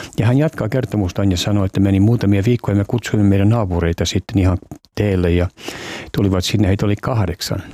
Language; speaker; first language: Finnish; early bilingual, heritage; Finnish